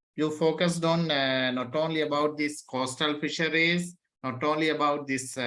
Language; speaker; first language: English; non-native, local second language; Sinhala